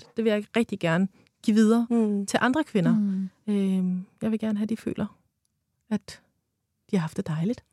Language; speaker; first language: Danish; early bilingual, other home language; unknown